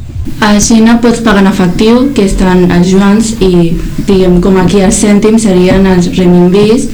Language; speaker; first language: Catalan; early bilingual, other home language; Chinese